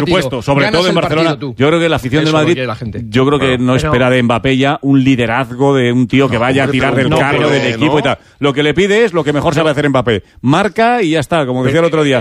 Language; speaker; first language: Spanish; native; Spanish